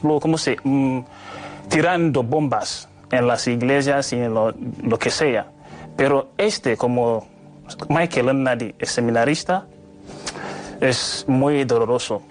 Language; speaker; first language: Spanish; non-native, learner; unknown